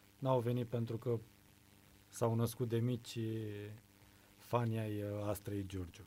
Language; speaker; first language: Romanian; native; Romanian